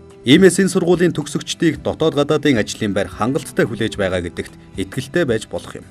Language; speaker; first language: Mongolian; native; Mongolian